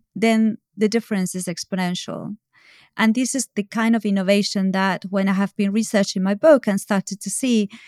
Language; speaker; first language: English; non-native, fluent; Spanish